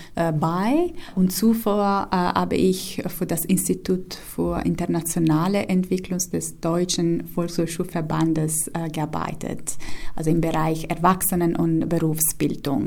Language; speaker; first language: German; non-native, fluent; Italian